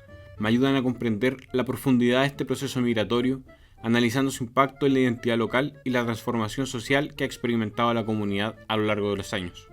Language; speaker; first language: Spanish; native; Spanish